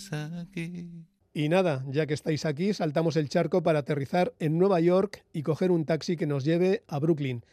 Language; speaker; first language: Spanish; native; Spanish